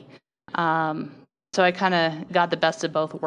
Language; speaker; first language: English; native; English